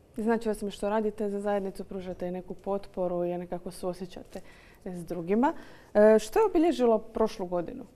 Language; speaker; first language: Croatian; native; Croatian